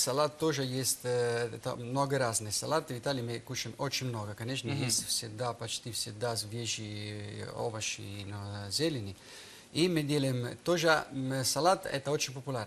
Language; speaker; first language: Russian; non-native, learner; Italian